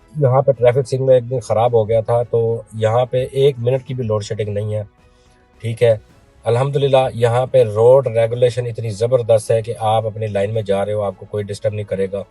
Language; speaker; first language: Urdu; non-native, local second language; Punjabi